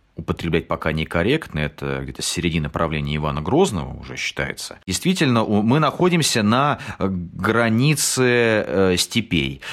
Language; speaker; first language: Russian; native; Russian